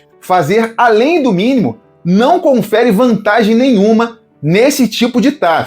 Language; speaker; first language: Portuguese; native; Portuguese